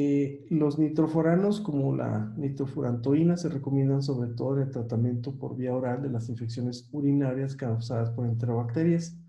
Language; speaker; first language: Spanish; native; Spanish